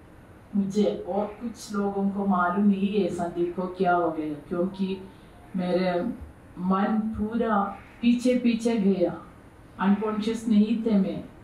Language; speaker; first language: Hindi; non-native, local second language; Malayalam